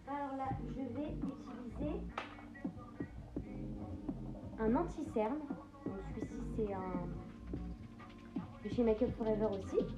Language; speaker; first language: French; native; French